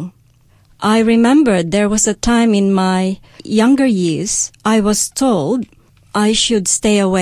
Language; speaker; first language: English; non-native, local second language; Hiligaynon